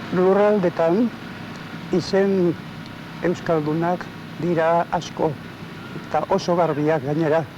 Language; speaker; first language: Basque; non-native, local second language; Spanish